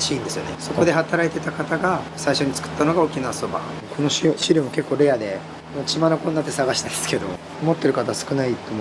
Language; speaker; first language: Japanese; native; Japanese